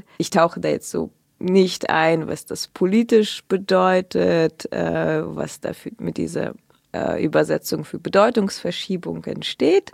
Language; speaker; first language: German; early bilingual, other home language; Russian